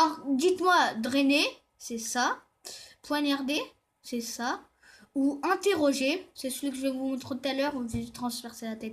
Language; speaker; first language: French; native; French